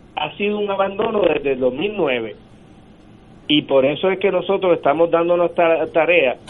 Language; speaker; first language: Spanish; native; Spanish